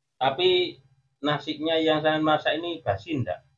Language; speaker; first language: Indonesian; non-native, local second language; Javanese